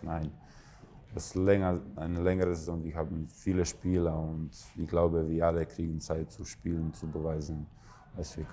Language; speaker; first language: German; non-native, fluent; Croatian